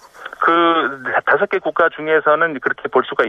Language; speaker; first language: Korean; native; Korean